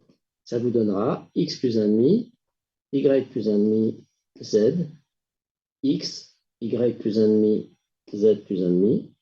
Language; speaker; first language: French; native; French